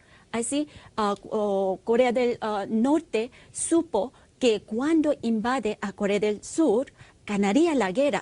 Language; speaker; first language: Spanish; non-native, fluent; Korean